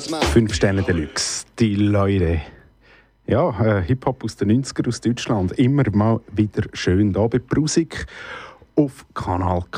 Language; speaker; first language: German; native; German